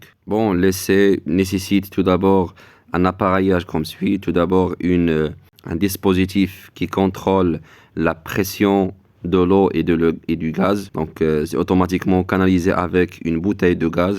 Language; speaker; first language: French; non-native, local second language; Arabic